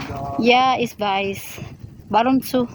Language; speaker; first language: German; non-native, learner; Cebuano